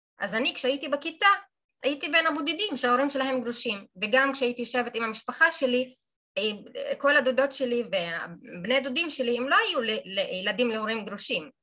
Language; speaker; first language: Hebrew; non-native, local second language; Arabic